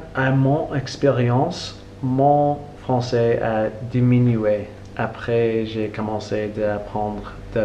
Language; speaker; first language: French; non-native, learner; English